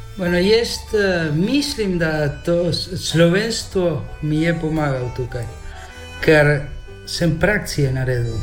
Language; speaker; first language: Slovenian; early bilingual, heritage; Slovenian